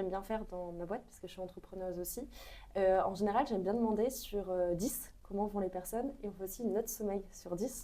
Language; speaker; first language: French; native; French